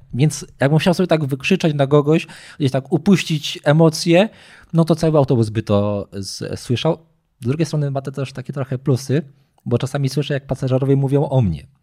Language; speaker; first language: Polish; native; Polish